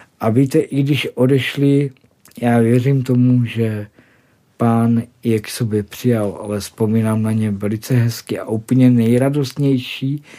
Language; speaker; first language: Czech; native; Czech